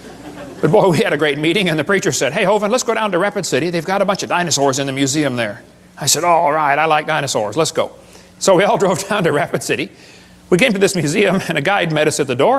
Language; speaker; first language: English; native; English